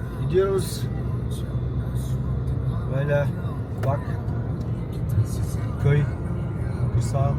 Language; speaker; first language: Turkish; non-native, fluent; Mongolian